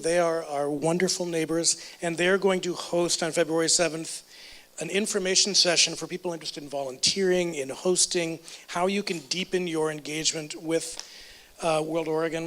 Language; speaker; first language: English; native; English